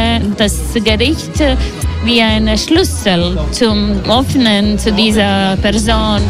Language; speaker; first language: German; non-native, learner; Latvian